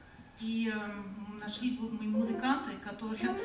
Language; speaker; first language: Russian; non-native, learner; German